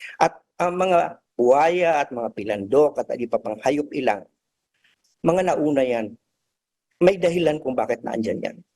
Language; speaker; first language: Filipino; native; Filipino